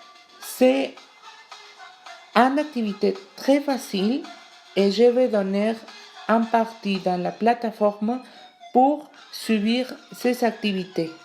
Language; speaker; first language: French; non-native, learner; Spanish